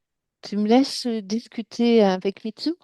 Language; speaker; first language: French; native; French